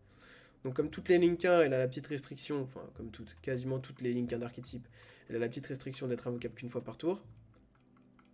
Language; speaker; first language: French; native; French